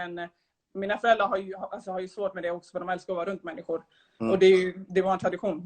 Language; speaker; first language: Swedish; early bilingual, other home language; Somali